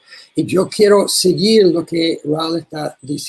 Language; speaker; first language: Spanish; non-native, learner; English